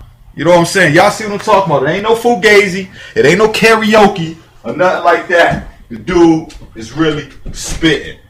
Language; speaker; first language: English; native; English